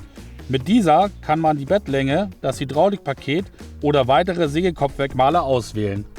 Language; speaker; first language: German; native; German